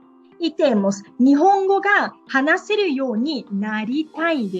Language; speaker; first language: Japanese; non-native, fluent; Portuguese